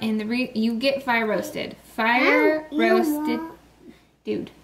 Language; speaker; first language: English; native; English